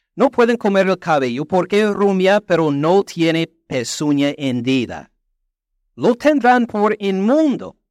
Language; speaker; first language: Spanish; non-native, fluent; English